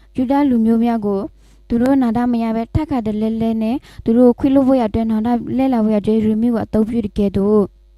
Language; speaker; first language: Burmese; non-native, local second language; S'gaw Karen